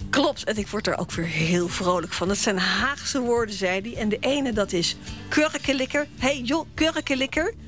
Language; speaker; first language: Dutch; native; Dutch